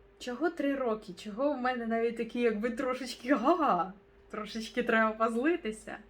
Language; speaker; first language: Ukrainian; non-native, local second language; Russian